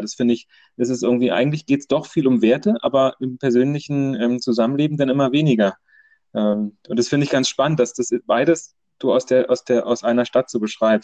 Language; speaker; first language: German; native; German